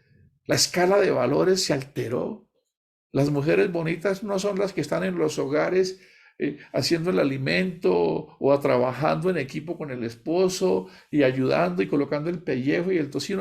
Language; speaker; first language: Spanish; native; Spanish